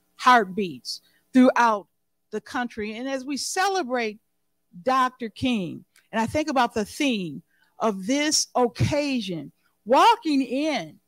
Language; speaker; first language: English; native; English